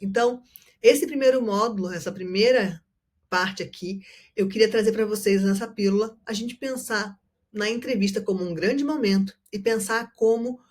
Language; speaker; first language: Portuguese; native; Portuguese